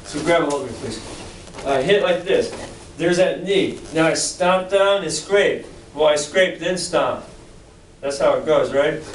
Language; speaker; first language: English; native; English